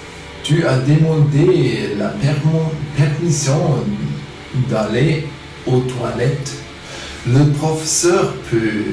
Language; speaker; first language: French; non-native, fluent; German